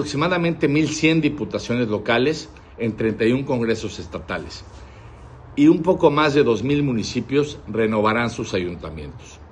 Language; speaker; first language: Spanish; native; Spanish